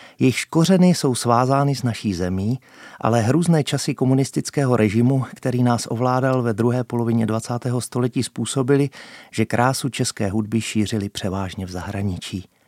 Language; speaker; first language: Czech; native; Czech